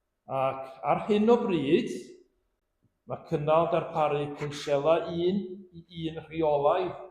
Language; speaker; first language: Welsh; native; Welsh